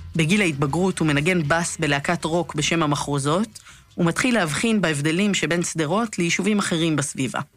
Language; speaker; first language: Hebrew; native; Hebrew